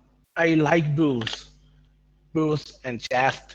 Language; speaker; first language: English; non-native, learner; Thai